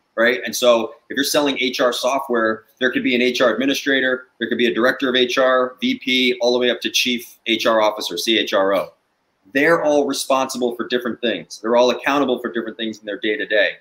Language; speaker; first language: English; native; English